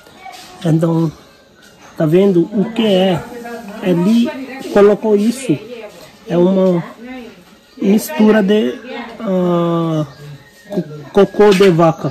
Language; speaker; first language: Portuguese; non-native, learner; Hindi